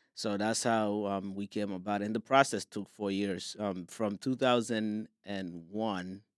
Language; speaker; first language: English; non-native, fluent; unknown